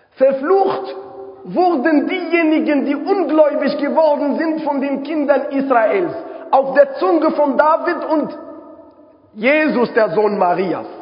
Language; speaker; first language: German; non-native, fluent; Arabic